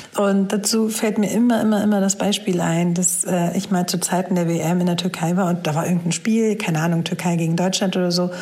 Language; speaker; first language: German; early bilingual, other home language; Turkish